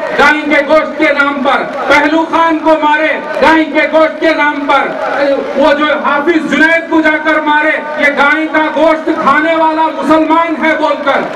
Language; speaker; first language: Urdu; native; Urdu